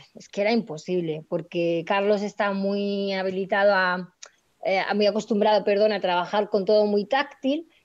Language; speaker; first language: Spanish; native; Spanish